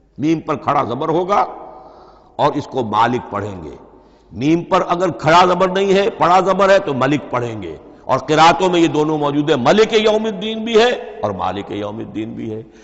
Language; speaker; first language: Urdu; native; Urdu